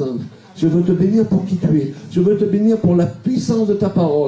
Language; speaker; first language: French; native; French